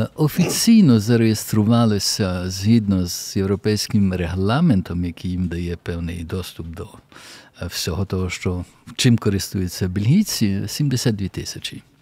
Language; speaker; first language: Ukrainian; early bilingual, heritage; Ukrainian